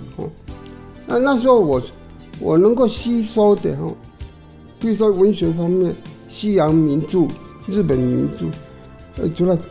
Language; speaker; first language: Chinese; non-native, local second language; Min Nan Chinese